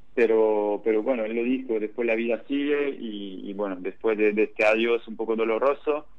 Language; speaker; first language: Spanish; non-native, fluent; French